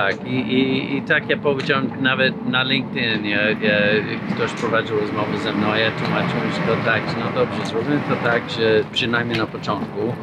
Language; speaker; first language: Polish; non-native, fluent; English